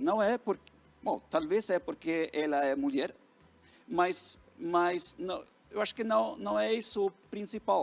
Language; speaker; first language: Portuguese; non-native, fluent; Norwegian